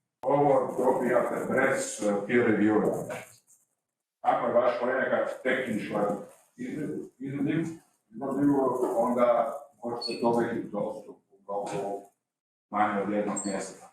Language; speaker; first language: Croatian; non-native, learner; Slovenian